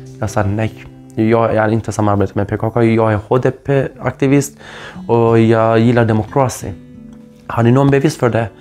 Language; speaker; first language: Swedish; non-native, fluent; Kurdish